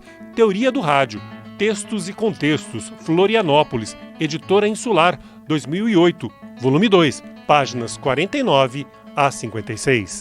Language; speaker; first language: Portuguese; native; Portuguese